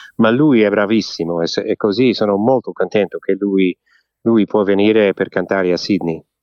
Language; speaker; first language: Italian; early bilingual, heritage; English